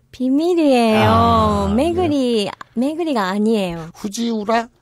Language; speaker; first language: Korean; non-native, learner; Japanese